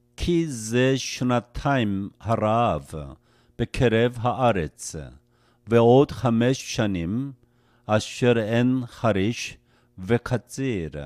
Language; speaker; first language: Hebrew; non-native, fluent; Korean